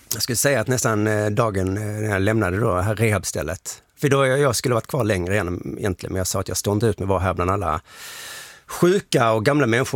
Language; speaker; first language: Swedish; native; Swedish